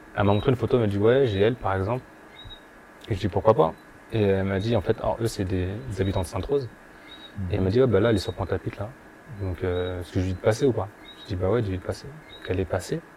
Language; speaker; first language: French; native; French